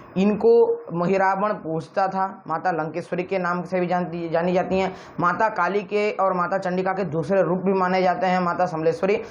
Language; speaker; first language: Hindi; non-native, local second language; Odia